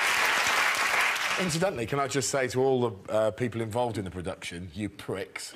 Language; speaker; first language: English; native; English